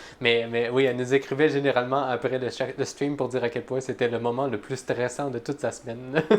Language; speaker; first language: French; native; French